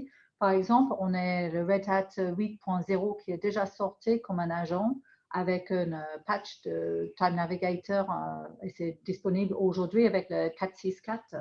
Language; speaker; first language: French; non-native, fluent; English